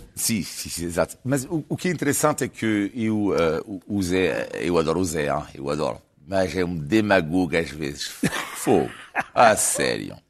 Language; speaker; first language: Portuguese; non-native, fluent; French